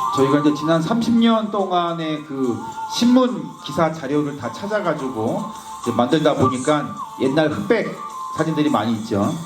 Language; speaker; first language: Korean; native; Korean